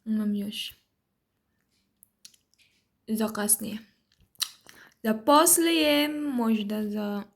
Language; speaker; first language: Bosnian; non-native, learner; Filipino